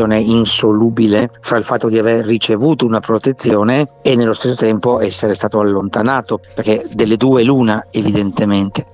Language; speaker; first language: Italian; native; Italian